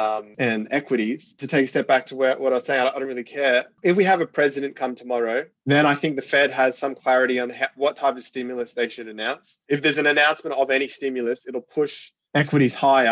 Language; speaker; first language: English; native; English